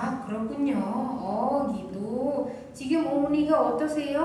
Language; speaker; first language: Korean; non-native, fluent; Indonesian